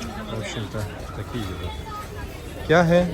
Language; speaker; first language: Russian; non-native, fluent; Tajik